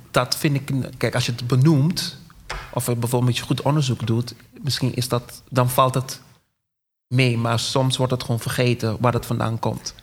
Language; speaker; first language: Dutch; non-native, local second language; Papiamento